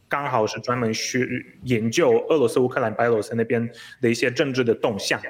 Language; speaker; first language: Chinese; non-native, fluent; Polish